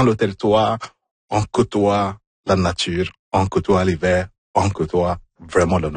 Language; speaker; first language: French; non-native, fluent; Igbo